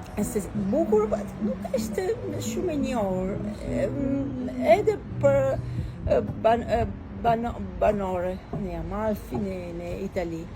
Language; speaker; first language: Albanian; non-native, learner; Italian